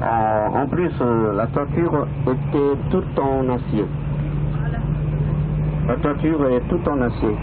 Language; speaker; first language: French; non-native, fluent; Chinese